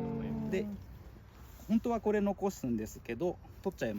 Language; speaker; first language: Japanese; native; Japanese